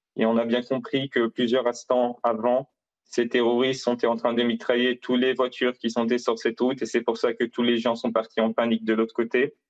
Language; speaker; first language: French; non-native, fluent; Hebrew